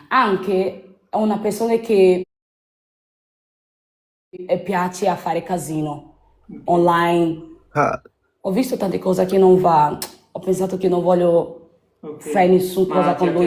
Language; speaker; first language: Italian; non-native, learner; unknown